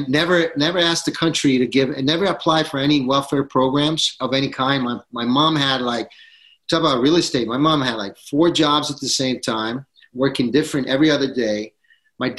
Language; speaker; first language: English; non-native, fluent; Italian